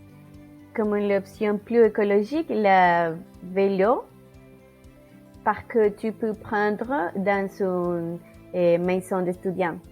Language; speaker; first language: French; non-native, learner; Spanish